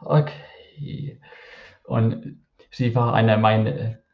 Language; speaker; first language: German; non-native, learner; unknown